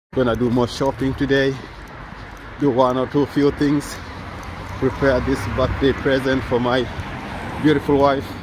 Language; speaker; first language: English; non-native, local second language; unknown